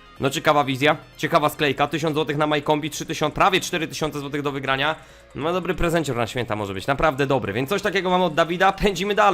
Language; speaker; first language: Polish; native; Polish